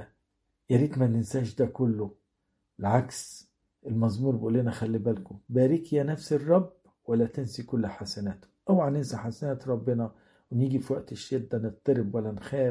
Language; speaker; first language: Arabic; native; Arabic